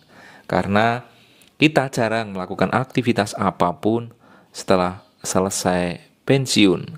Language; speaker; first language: Indonesian; native; Indonesian